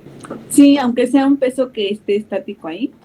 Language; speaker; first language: Spanish; native; Spanish